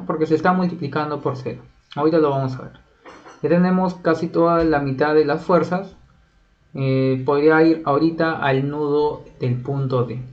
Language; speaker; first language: Spanish; native; Spanish